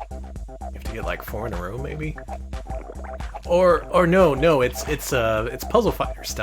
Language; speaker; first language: English; native; English